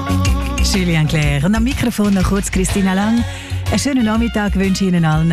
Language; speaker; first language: German; native; German